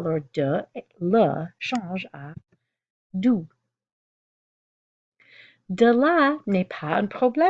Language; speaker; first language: French; non-native, fluent; English